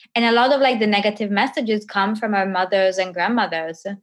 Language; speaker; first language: English; non-native, fluent; Italian